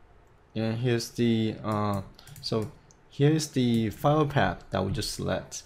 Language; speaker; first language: English; non-native, fluent; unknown